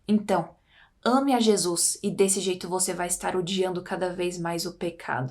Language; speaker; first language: Portuguese; native; Portuguese